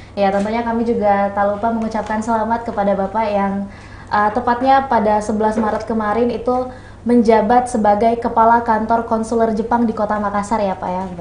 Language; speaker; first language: Indonesian; native; Indonesian